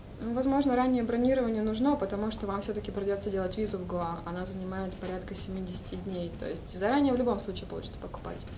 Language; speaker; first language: Russian; native; Russian